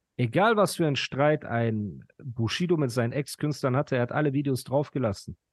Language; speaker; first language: German; early bilingual, other home language; Persian